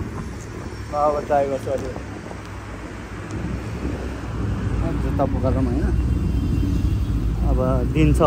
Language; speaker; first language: English; non-native, learner; Nepali